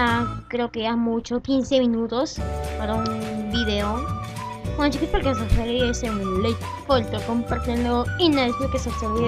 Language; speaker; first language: Spanish; native; Spanish